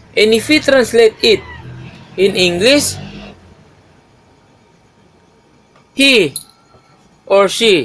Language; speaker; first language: English; non-native, local second language; Maguindanaon